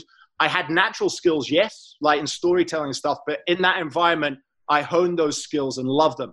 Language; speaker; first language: English; native; English